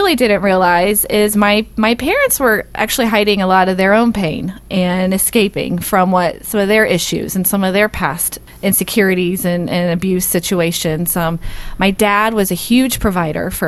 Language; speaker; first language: English; native; English